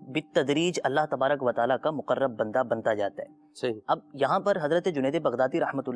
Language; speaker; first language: Urdu; native; Urdu